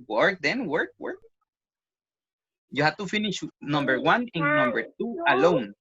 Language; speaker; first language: English; non-native, fluent; Spanish